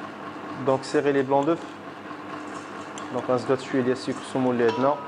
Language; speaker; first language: Arabic; native; Arabic